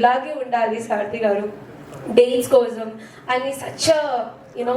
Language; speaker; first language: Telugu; non-native, fluent; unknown